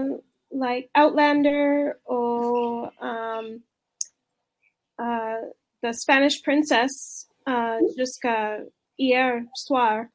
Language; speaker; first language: French; non-native, learner; English